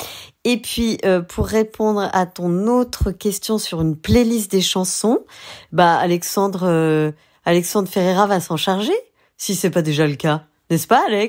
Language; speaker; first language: French; native; French